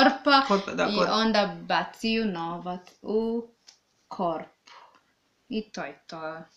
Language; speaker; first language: Serbian; non-native, learner; Swahili